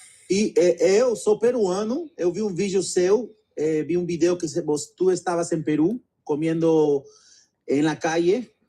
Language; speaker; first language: Portuguese; non-native, learner; Spanish